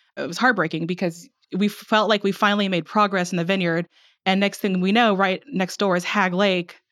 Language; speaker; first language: English; early bilingual, other home language; Filipino